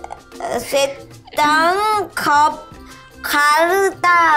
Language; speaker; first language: French; non-native, learner; Sinhala